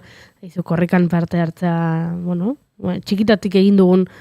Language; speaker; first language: Basque; native; Basque